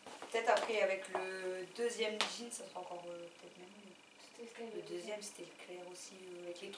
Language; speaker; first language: French; native; French